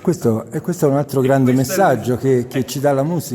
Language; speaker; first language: Italian; native; Italian